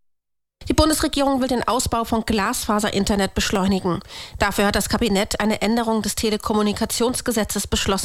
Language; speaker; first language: German; native; German